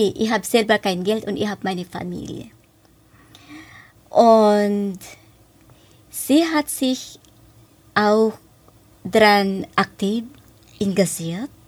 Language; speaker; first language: German; non-native, fluent; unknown